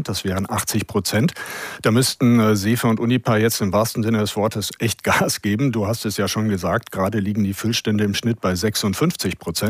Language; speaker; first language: German; native; German